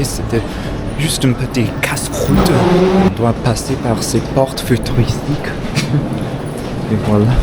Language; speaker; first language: French; non-native, fluent; English